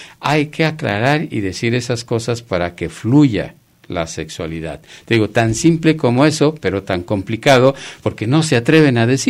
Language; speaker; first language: Spanish; native; Spanish